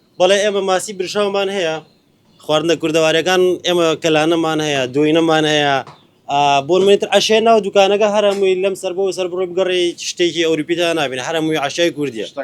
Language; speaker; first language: Central Kurdish; native; Central Kurdish